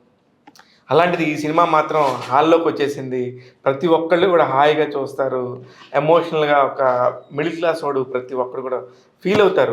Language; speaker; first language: Telugu; native; Telugu